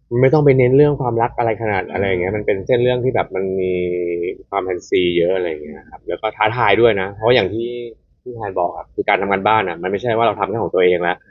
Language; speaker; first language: Thai; native; Thai